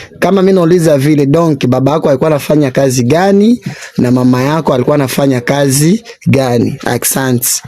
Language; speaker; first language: Swahili; native; Swahili